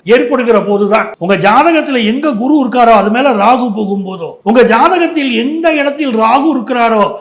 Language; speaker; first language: Tamil; native; Tamil